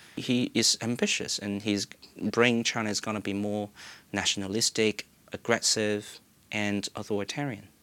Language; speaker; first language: English; non-native, local second language; Cantonese